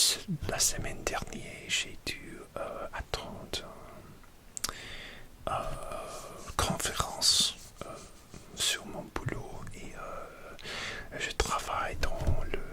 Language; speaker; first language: French; non-native, learner; English